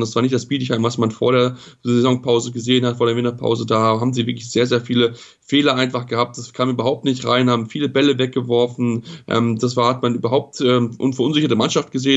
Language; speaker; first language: German; native; German